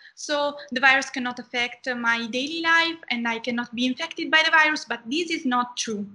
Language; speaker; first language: English; non-native, fluent; Italian